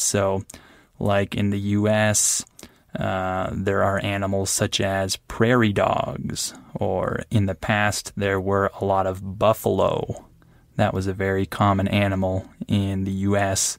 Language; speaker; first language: English; native; English